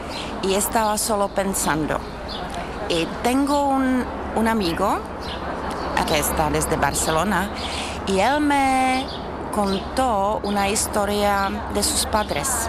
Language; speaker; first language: Spanish; non-native, learner; Czech